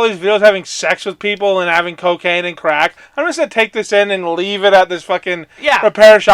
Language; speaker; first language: English; native; English